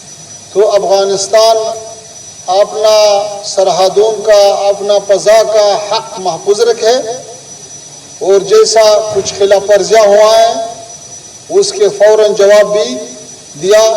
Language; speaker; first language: Hindi; non-native, fluent; Pashto